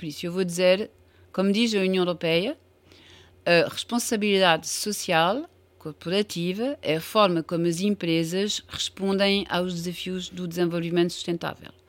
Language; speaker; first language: Portuguese; non-native, fluent; French